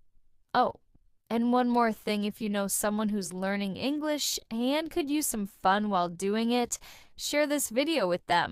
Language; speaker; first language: English; non-native, fluent; Spanish